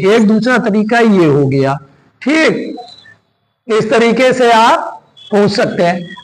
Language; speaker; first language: Hindi; native; Hindi